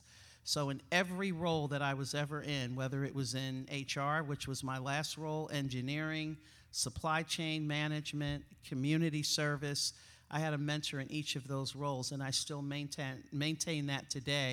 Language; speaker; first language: English; native; English